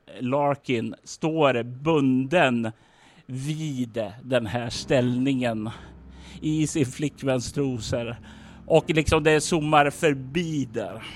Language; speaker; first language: Swedish; native; Swedish